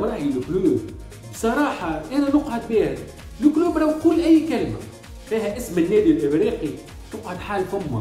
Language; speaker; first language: Arabic; native; Arabic